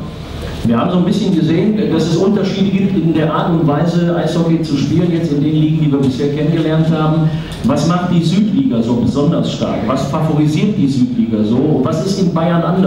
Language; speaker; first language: German; native; German